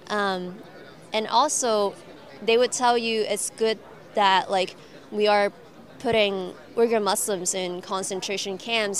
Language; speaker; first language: English; non-native, local second language; Cantonese